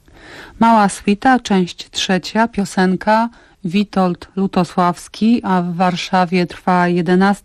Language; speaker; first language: Polish; native; Polish